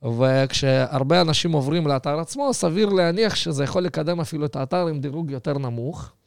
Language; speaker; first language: Hebrew; early bilingual, other home language; Russian